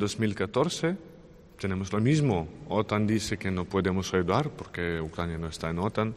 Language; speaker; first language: Spanish; non-native, learner; Ukrainian